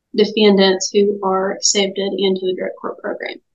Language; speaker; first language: English; native; English